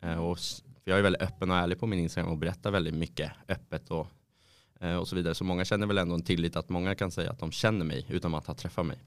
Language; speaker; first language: Swedish; native; Swedish